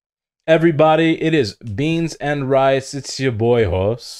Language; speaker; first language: English; native; English